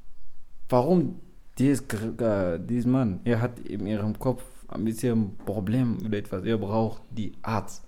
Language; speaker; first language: German; non-native, learner; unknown